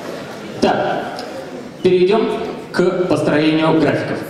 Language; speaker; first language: Russian; native; Russian